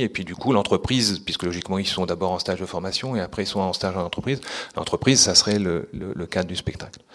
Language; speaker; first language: French; native; French